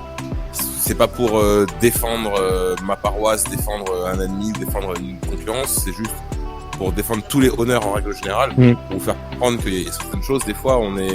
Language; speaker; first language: French; native; French